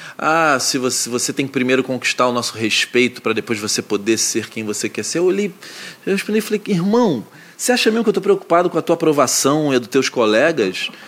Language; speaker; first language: Portuguese; native; Portuguese